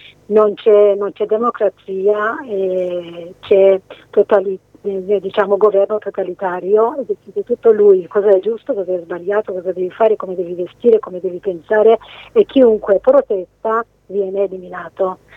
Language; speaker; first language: Italian; non-native, fluent; Persian